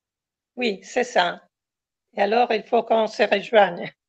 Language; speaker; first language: French; non-native, fluent; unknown